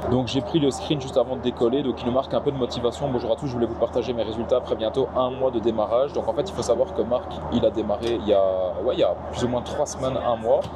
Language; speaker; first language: French; native; French